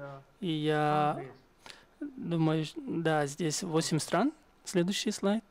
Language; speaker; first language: Russian; non-native, fluent; Chinese